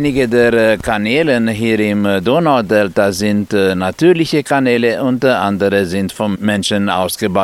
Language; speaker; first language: German; non-native, fluent; Romanian